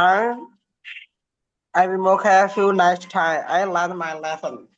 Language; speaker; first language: English; non-native, learner; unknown